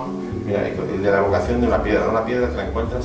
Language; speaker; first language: Spanish; native; Spanish